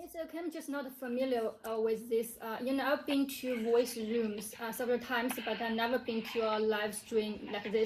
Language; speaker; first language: English; non-native, learner; Chinese